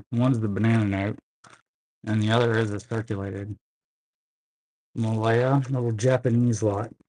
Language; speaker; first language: English; native; English